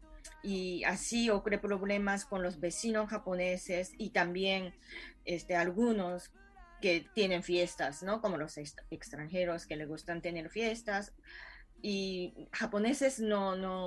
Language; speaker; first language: Spanish; non-native, fluent; Japanese